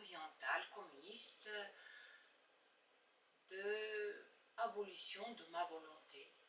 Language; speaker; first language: French; non-native, fluent; Bulgarian